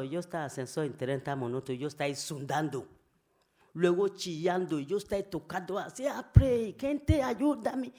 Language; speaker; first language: Spanish; non-native, learner; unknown